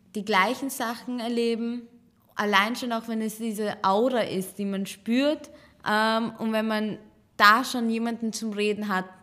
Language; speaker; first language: German; early bilingual, other home language; Serbian